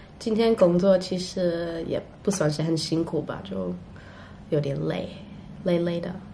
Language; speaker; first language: Chinese; non-native, fluent; English